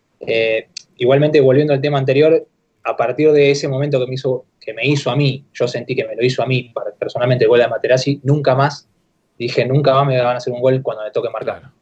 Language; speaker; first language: Spanish; native; Spanish